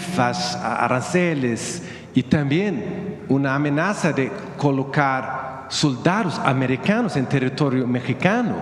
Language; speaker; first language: Spanish; non-native, fluent; Swedish